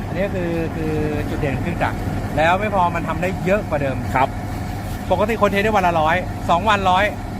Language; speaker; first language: Thai; native; Thai